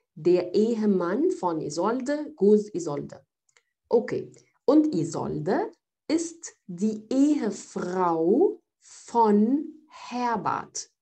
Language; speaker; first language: German; non-native, fluent; Arabic